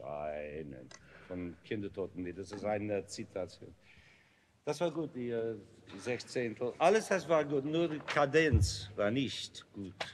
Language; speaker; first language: German; non-native, learner; English